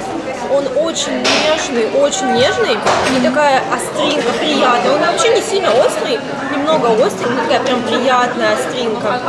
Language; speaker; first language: Russian; native; Russian